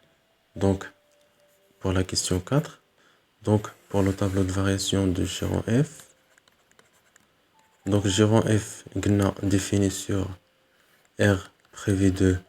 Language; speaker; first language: French; non-native, local second language; Arabic